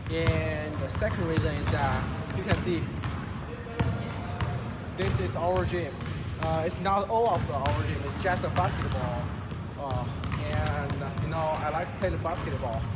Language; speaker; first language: English; non-native, learner; Chinese